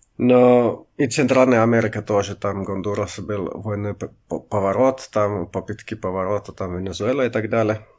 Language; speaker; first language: Russian; non-native, fluent; Finnish